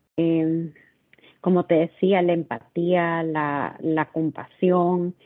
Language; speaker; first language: Spanish; native; Spanish